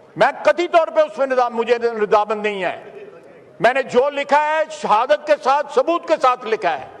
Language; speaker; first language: Urdu; non-native, local second language; Punjabi